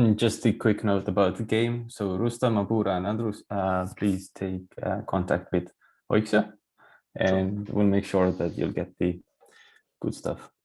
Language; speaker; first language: English; non-native, fluent; Estonian